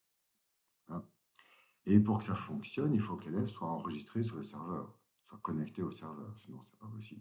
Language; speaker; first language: French; native; French